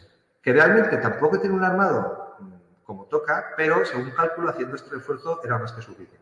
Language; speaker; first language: Spanish; native; Spanish